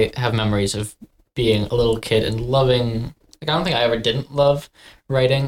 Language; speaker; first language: English; native; English